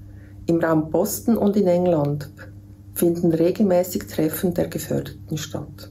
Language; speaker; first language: German; native; German